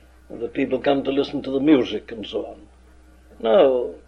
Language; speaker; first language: English; native; English